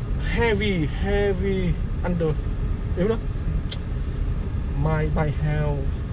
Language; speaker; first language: English; non-native, learner; Vietnamese